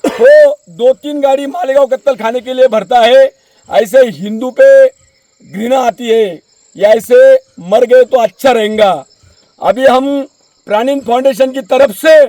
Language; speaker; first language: Hindi; non-native, local second language; Marathi